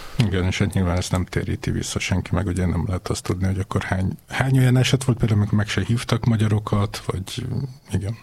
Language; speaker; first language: Hungarian; native; Hungarian